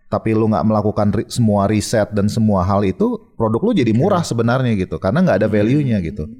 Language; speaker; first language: Indonesian; native; Indonesian